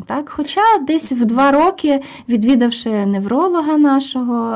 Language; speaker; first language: Ukrainian; native; Ukrainian